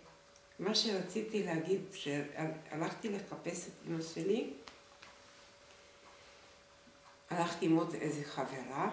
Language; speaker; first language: Hebrew; non-native, fluent; Hungarian